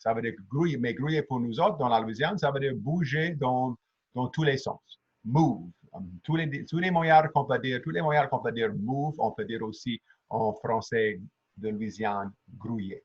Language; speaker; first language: French; native; French